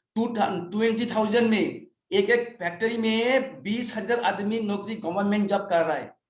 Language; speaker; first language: Hindi; non-native, local second language; Bangla